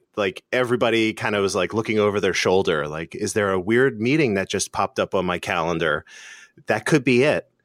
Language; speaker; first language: English; native; English